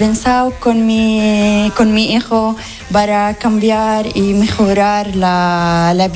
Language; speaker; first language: Spanish; non-native, learner; Arabic